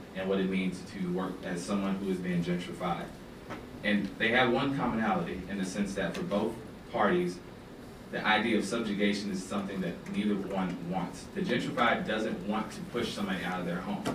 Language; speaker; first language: English; native; English